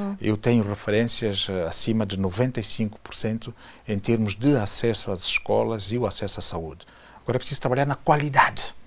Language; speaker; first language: Portuguese; native; Portuguese